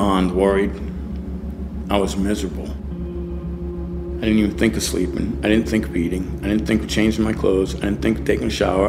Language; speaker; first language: English; native; English